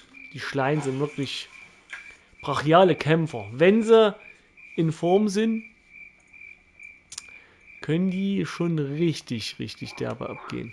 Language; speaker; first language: German; native; German